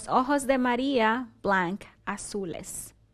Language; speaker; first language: Spanish; non-native, fluent; English